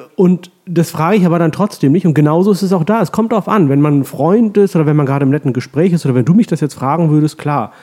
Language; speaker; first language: German; early bilingual, other home language; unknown